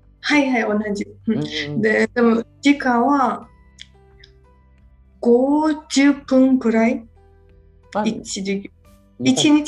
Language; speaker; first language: Japanese; non-native, learner; Georgian